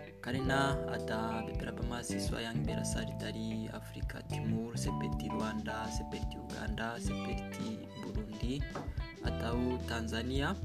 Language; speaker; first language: Indonesian; non-native, learner; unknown